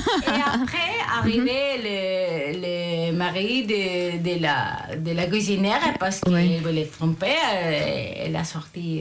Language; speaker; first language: French; non-native, learner; Spanish